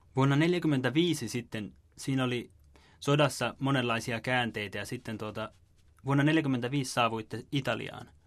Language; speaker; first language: Finnish; native; Finnish